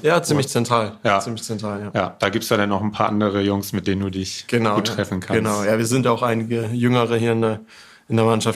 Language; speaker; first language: German; native; German